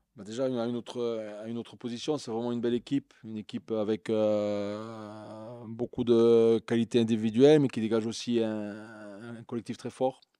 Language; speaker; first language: French; native; French